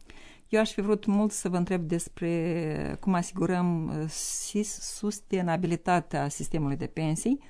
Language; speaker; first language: Romanian; native; Romanian